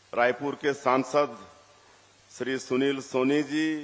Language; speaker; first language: Hindi; native; Hindi